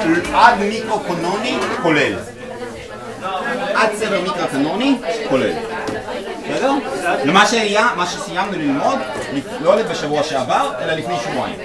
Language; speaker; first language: Hebrew; native; Hebrew